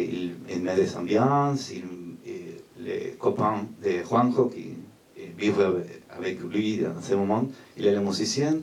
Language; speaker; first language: French; non-native, fluent; Spanish